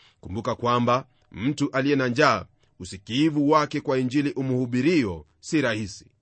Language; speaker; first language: Swahili; non-native, local second language; Luyia